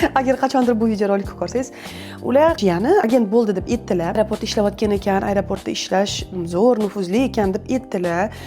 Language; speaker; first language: Uzbek; non-native, local second language; Russian